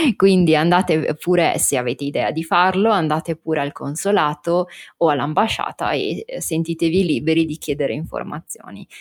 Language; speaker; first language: Italian; native; Italian